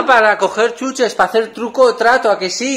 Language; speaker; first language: Spanish; native; Spanish